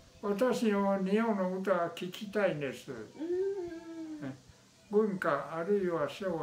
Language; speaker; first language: Japanese; non-native, local second language; Min Nan Chinese